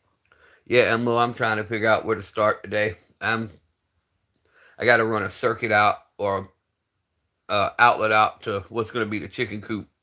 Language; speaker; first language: English; native; English